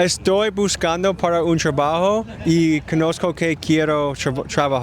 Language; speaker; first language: Spanish; non-native, learner; English